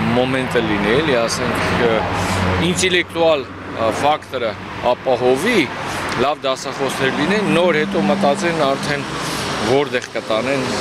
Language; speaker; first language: Armenian; native; Armenian